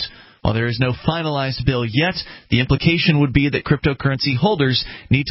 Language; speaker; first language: English; native; English